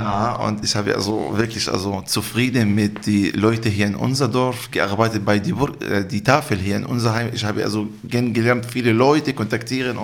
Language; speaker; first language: German; non-native, learner; Arabic